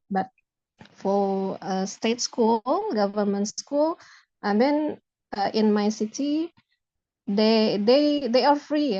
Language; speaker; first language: English; non-native, local second language; Indonesian